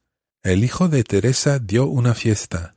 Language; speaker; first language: Spanish; non-native, fluent; English